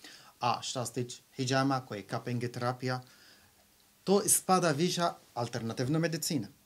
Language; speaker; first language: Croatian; non-native, learner; Arabic